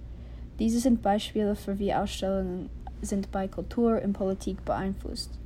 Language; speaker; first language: German; non-native, learner; English